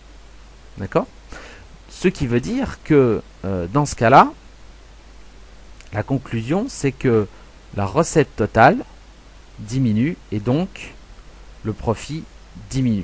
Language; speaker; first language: French; native; French